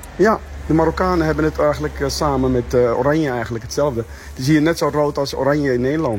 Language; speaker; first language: Dutch; early bilingual, other home language; Arabic